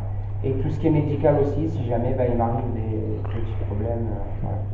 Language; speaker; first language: French; native; French